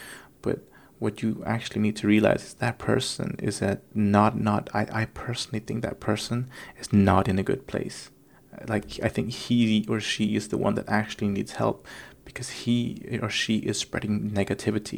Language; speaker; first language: English; non-native, fluent; Indonesian